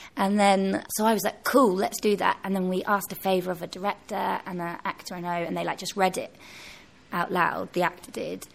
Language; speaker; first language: English; native; English